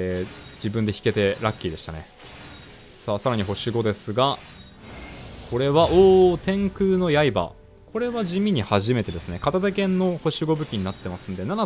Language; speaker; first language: Japanese; native; Japanese